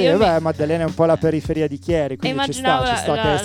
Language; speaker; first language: Italian; native; Italian